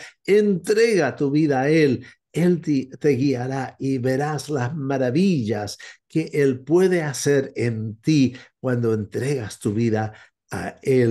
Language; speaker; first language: Spanish; non-native, fluent; English